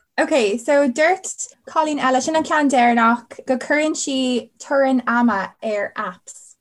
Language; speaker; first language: Irish; non-native, local second language; English